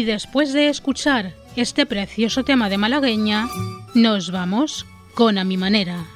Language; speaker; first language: Spanish; native; Spanish